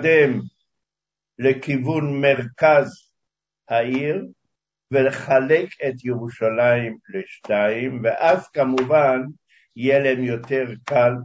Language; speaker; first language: Hebrew; early bilingual, other home language; Hungarian